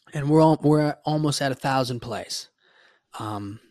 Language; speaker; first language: English; early bilingual, other home language; Spanish